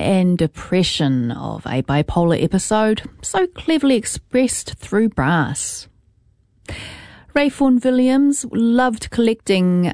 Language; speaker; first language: English; native; English